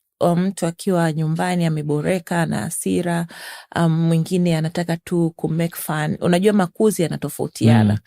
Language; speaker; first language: Swahili; native; Swahili